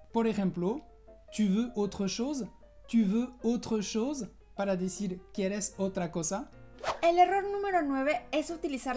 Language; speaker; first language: Spanish; non-native, fluent; French